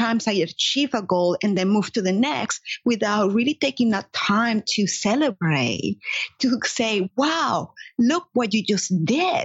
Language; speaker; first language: English; non-native, fluent; Spanish